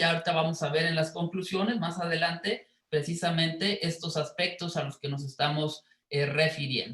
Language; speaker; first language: Spanish; native; Spanish